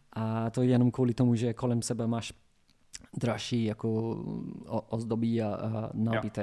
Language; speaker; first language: Czech; non-native, learner; English